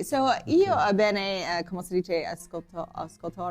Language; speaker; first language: Italian; non-native, learner; English